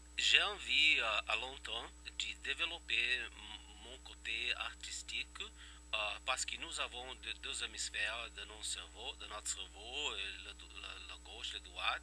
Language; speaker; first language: French; non-native, fluent; Portuguese